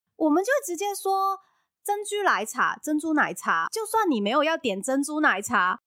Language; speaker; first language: Chinese; non-native, local second language; Cantonese